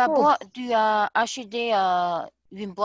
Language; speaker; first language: French; non-native, learner; Chinese